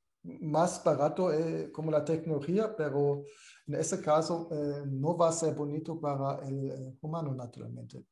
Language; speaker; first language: Spanish; non-native, fluent; German